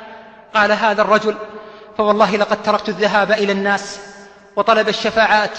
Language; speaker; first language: Arabic; native; Arabic